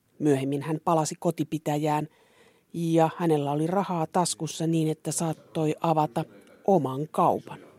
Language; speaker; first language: Finnish; native; Finnish